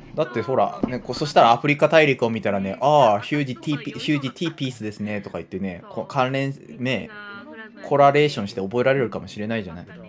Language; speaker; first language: Japanese; native; Japanese